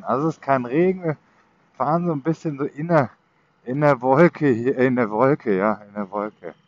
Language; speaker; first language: German; native; German